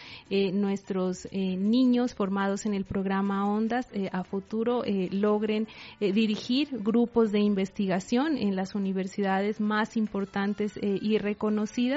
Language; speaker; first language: Spanish; native; Spanish